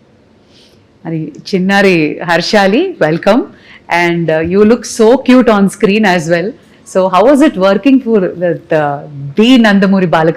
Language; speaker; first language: Telugu; native; Telugu